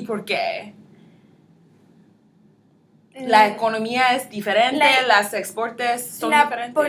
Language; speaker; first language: Spanish; non-native, learner; English